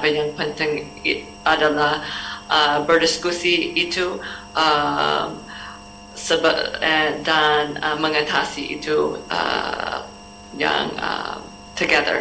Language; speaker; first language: Indonesian; non-native, learner; English